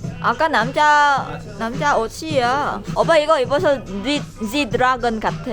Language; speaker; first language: Korean; non-native, learner; Vietnamese